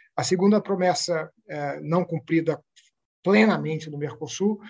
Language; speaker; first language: Portuguese; native; Portuguese